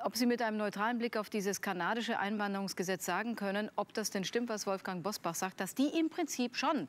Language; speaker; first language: German; native; German